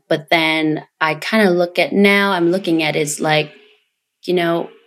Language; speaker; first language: English; non-native, fluent; Vietnamese